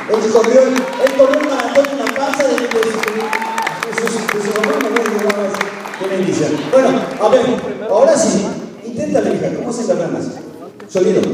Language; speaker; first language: Spanish; native; Spanish